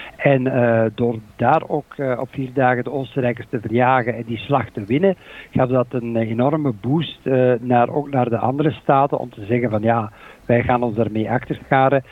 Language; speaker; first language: Dutch; native; Dutch